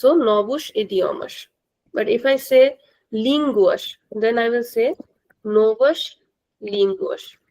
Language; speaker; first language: Portuguese; non-native, fluent; Hindi